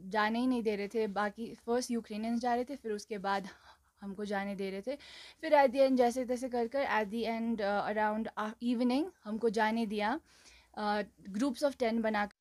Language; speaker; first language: Hindi; non-native, local second language; Nepali